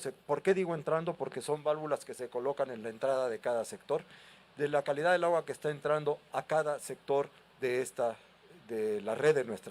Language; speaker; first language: Spanish; native; Spanish